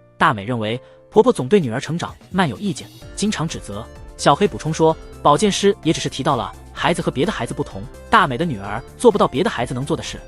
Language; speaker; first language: Chinese; native; Chinese